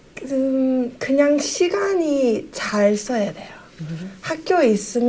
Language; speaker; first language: Korean; early bilingual, heritage; Korean